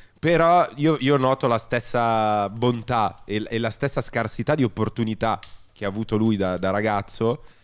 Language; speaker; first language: Italian; native; Italian